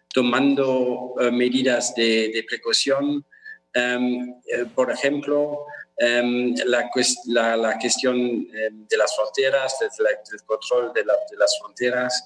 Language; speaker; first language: Spanish; non-native, fluent; German